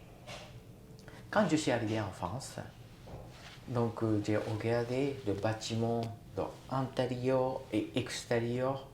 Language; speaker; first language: French; non-native, learner; Japanese